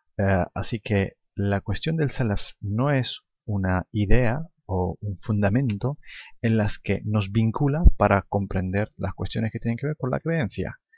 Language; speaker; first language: Spanish; non-native, fluent; Arabic